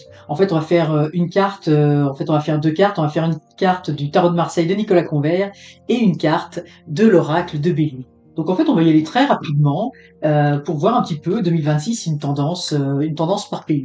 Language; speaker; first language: French; native; French